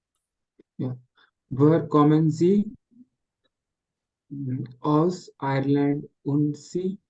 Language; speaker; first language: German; non-native, learner; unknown